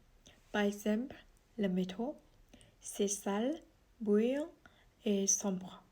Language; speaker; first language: French; non-native, learner; Vietnamese